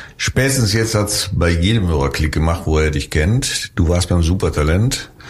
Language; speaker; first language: German; native; German